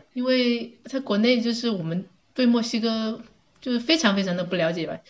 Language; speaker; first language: Chinese; native; Chinese